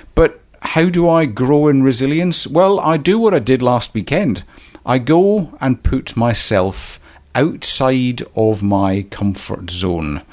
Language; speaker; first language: English; native; English